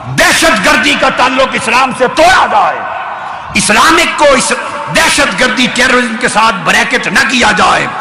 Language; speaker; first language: Urdu; non-native, local second language; Punjabi